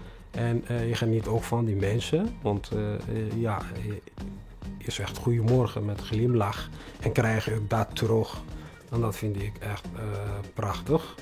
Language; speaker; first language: Dutch; non-native, fluent; Tigrinya